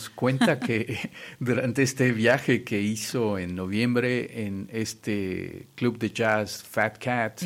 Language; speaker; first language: Spanish; native; Spanish